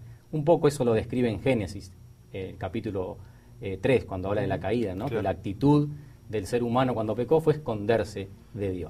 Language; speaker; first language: Spanish; native; Spanish